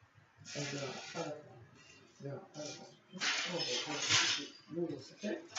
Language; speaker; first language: French; native; French